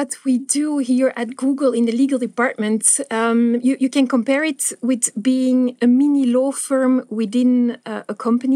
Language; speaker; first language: English; non-native, fluent; Dutch